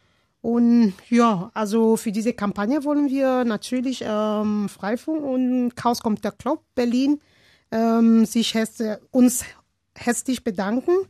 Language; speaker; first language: German; non-native, learner; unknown